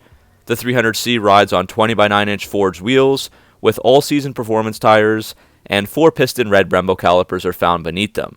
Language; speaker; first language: English; native; English